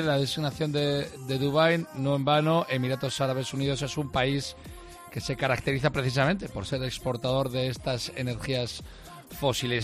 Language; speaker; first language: Spanish; native; Spanish